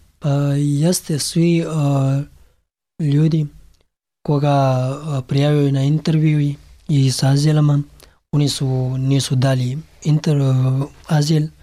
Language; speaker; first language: Serbian; non-native, learner; Pashto